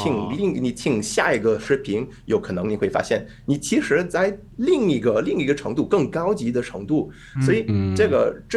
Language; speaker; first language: Chinese; non-native, fluent; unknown